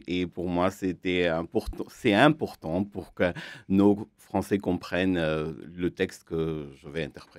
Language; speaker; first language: French; non-native, fluent; Armenian